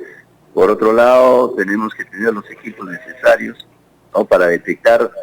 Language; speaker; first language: Spanish; native; Spanish